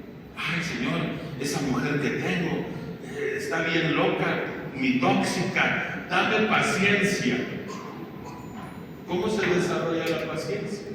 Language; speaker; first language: Spanish; native; Spanish